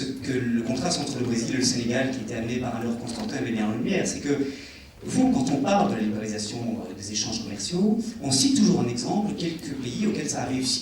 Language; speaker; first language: French; native; French